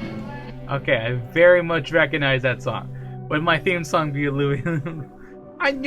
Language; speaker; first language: English; native; English